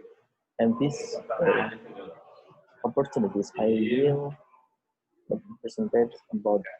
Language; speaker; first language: English; non-native, learner; Indonesian